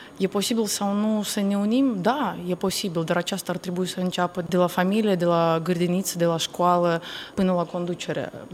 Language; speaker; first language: Romanian; non-native, local second language; Russian